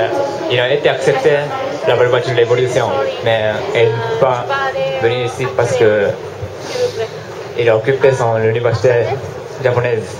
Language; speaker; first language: French; non-native, learner; Japanese